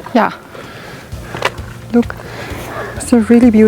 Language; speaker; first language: English; non-native, learner; German